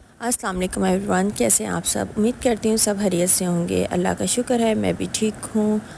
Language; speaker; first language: Urdu; native; Urdu